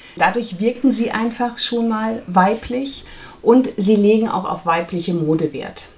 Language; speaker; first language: German; native; German